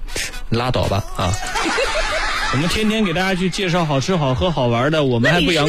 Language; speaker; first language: Chinese; native; Chinese